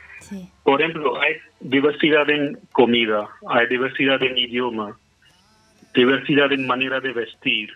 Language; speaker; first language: Spanish; non-native, fluent; Hindi